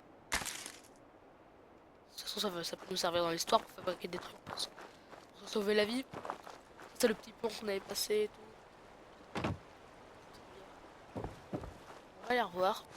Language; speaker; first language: French; native; French